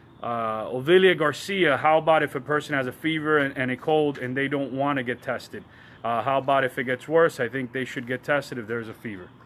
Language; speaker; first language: English; early bilingual, other home language; Spanish